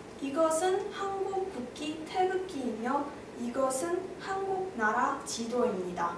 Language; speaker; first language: Korean; non-native, learner; Chinese